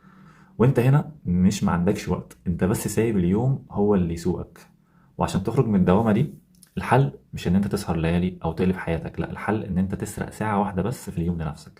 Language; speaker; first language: Arabic; native; Arabic